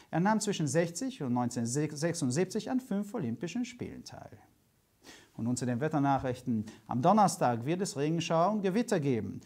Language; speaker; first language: German; non-native, fluent; Hungarian